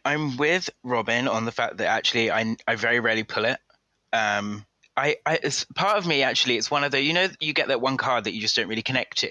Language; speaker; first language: English; native; English